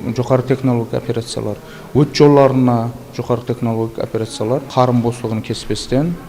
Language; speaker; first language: Uzbek; non-native, local second language; Kara-Kalpak